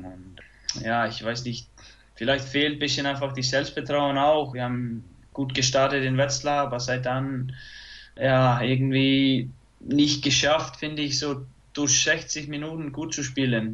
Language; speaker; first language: German; non-native, fluent; Icelandic